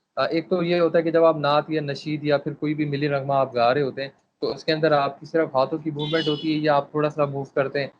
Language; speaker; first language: Urdu; non-native, local second language; Pashto